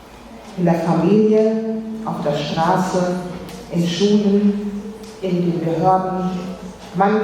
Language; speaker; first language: German; early bilingual, other home language; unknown